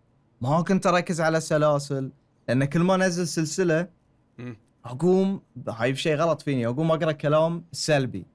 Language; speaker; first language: Arabic; native; Arabic